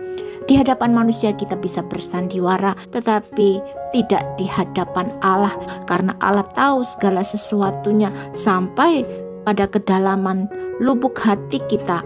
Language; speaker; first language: Indonesian; native; Indonesian